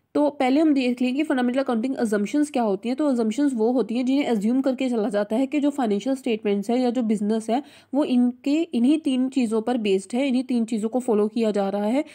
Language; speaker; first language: Hindi; non-native, local second language; Punjabi